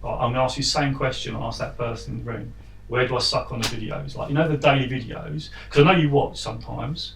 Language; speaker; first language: English; native; English